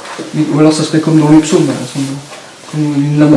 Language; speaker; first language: French; native; French